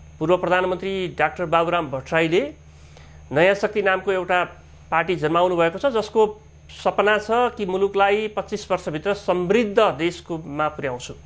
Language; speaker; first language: Nepali; native; Nepali